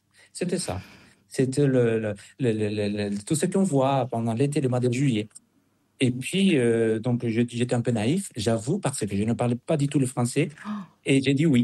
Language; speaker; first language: French; non-native, fluent; Spanish